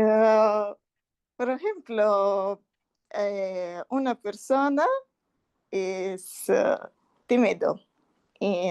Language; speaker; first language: Spanish; non-native, learner; English